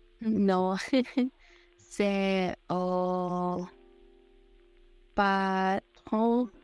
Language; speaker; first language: French; non-native, learner; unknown